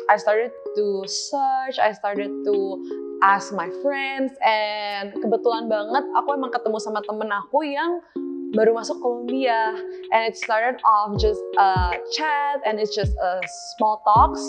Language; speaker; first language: English; non-native, fluent; Indonesian